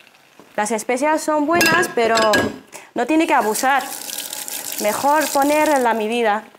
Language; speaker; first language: Spanish; non-native, fluent; Arabic